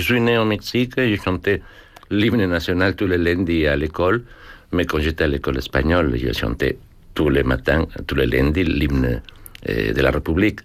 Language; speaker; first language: French; non-native, fluent; Spanish